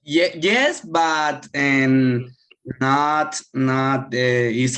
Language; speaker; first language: English; non-native, learner; Spanish